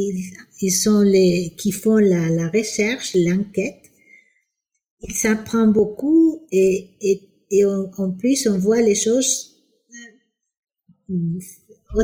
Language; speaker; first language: French; non-native, fluent; Spanish